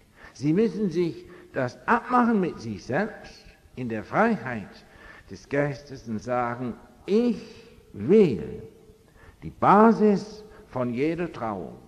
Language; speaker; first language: German; non-native, fluent; English